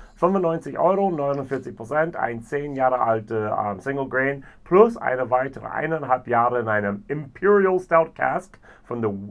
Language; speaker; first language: German; non-native, fluent; English